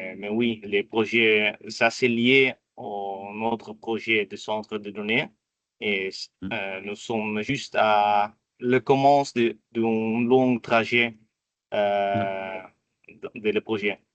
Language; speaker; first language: French; non-native, fluent; Italian